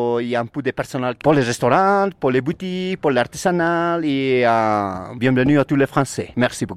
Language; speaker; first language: French; non-native, learner; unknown